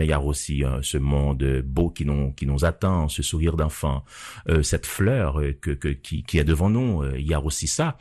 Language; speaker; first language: French; non-native, local second language; Haitian Creole